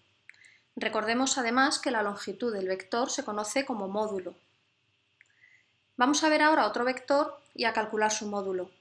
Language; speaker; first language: Spanish; native; Spanish